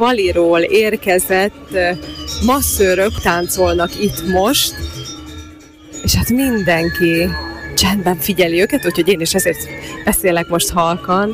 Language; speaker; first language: Hungarian; native; Hungarian